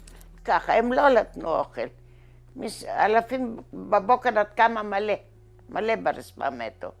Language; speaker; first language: Hebrew; non-native, fluent; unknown